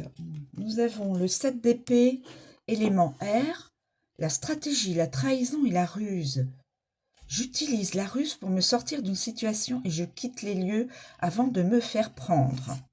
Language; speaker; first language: French; native; French